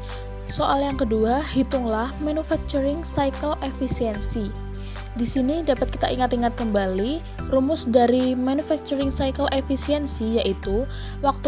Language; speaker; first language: Indonesian; native; Indonesian